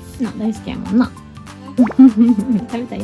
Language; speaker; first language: Japanese; native; Japanese